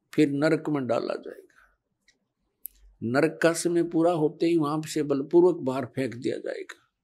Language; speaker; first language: Hindi; native; Hindi